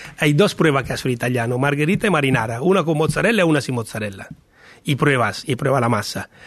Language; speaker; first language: Spanish; non-native, fluent; Italian